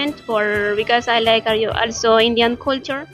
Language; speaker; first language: English; non-native, learner; Spanish